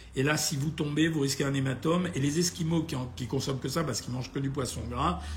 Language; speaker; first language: French; native; French